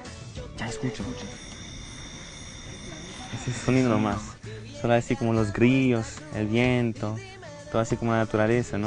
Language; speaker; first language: Spanish; non-native, fluent; French